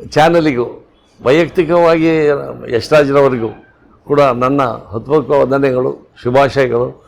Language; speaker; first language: Kannada; non-native, local second language; Konkani